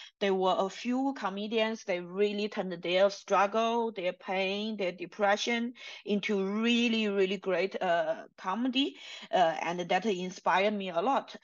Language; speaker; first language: English; non-native, fluent; Chinese